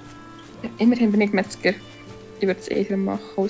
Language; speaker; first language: German; native; German